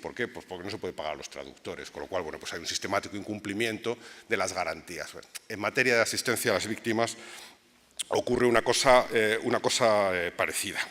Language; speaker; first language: Spanish; native; Spanish